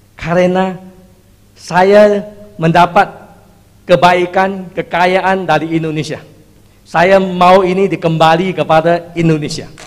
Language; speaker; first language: Indonesian; non-native, fluent; Chinese